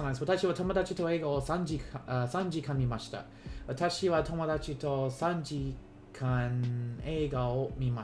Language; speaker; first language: Japanese; non-native, learner; English